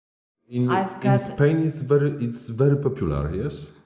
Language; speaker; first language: English; non-native, learner; Polish